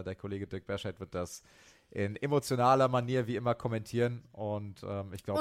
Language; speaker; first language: German; native; German